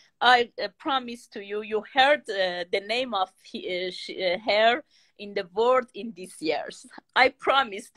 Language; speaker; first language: English; non-native, learner; Persian